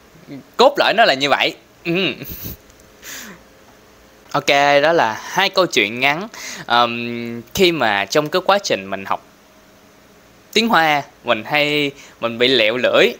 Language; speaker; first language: Vietnamese; non-native, local second language; Cantonese